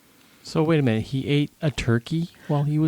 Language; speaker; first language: English; native; English